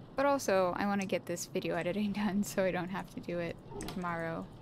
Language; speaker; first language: English; native; English